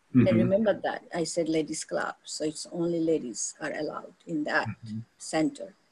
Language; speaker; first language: English; non-native, local second language; Bangla